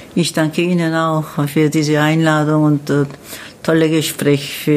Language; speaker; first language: German; non-native, learner; Korean